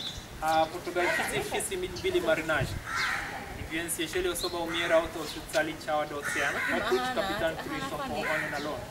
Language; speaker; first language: Polish; non-native, learner; Swahili